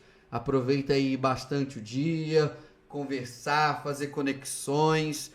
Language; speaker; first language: Portuguese; native; Portuguese